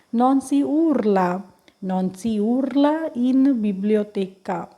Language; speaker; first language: Italian; non-native, fluent; Punjabi